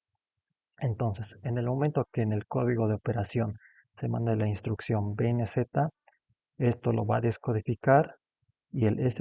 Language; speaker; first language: Spanish; native; Spanish